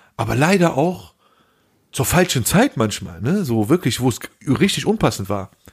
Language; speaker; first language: German; early bilingual, other home language; Turkish